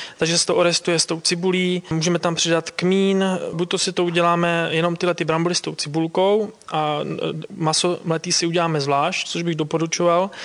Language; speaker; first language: Czech; native; Czech